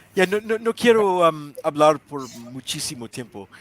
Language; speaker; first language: Spanish; non-native, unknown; English